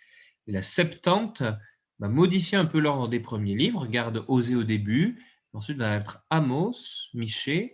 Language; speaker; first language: French; native; French